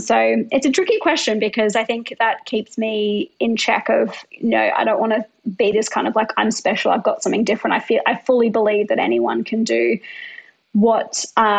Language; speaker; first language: English; native; English